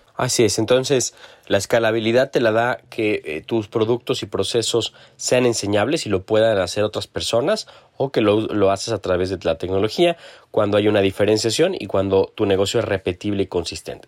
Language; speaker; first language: Spanish; native; Spanish